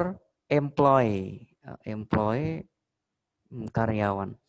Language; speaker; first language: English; non-native, fluent; Indonesian